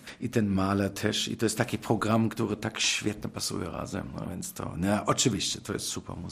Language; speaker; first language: Polish; non-native, fluent; German